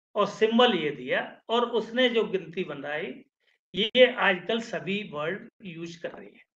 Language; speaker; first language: Hindi; native; Hindi